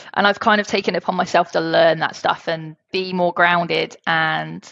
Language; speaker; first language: English; native; English